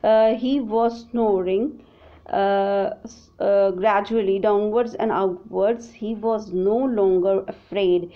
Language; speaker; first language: English; non-native, local second language; Hindi